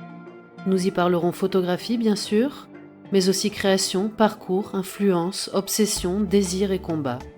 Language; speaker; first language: French; native; French